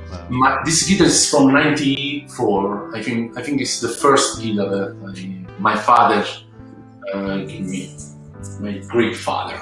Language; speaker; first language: English; non-native, learner; Italian